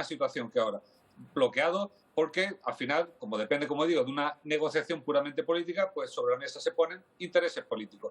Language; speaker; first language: Spanish; native; Spanish